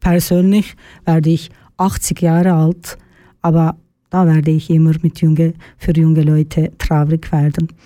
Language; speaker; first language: German; non-native, learner; Turkish